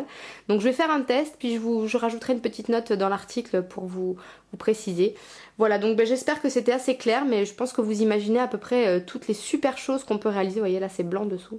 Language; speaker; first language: French; native; French